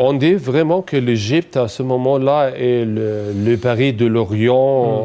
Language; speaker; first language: French; non-native, fluent; Arabic